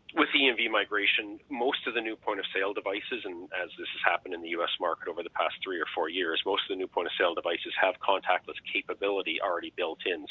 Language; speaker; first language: English; native; English